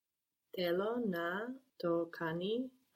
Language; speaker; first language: Greek; non-native, learner; English